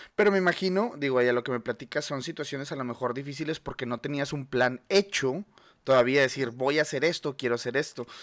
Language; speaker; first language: Spanish; native; Spanish